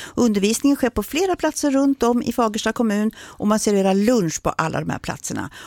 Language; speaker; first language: Swedish; native; Swedish